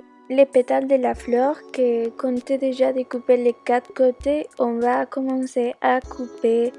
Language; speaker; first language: French; non-native, learner; Spanish